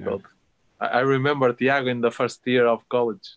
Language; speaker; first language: English; non-native, fluent; Portuguese